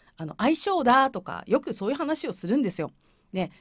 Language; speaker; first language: Japanese; native; Japanese